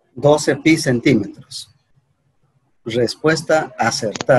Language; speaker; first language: Spanish; native; Spanish